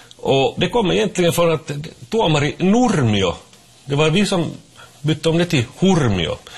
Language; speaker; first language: Swedish; native; Swedish